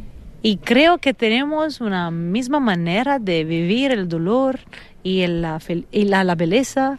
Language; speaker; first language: Spanish; non-native, fluent; Italian